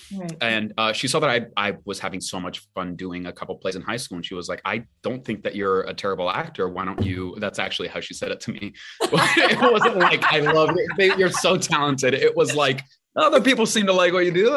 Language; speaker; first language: English; early bilingual, other home language; Spanish